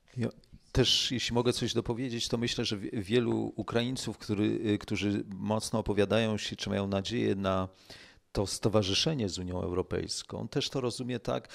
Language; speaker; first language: Polish; native; Polish